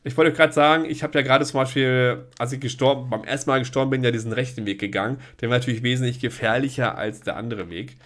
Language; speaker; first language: German; native; German